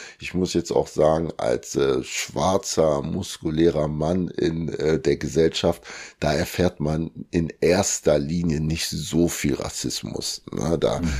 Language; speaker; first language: German; early bilingual, other home language; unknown